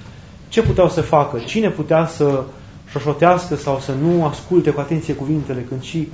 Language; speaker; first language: Romanian; native; Romanian